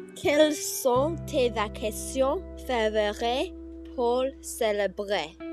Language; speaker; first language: French; non-native, learner; English